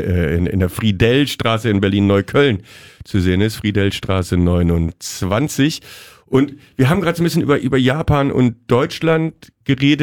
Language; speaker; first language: German; native; German